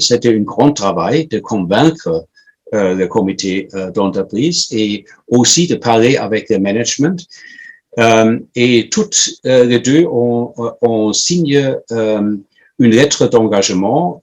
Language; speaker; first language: French; non-native, fluent; German